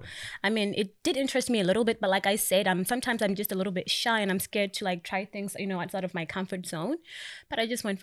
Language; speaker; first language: English; non-native, local second language; Tswana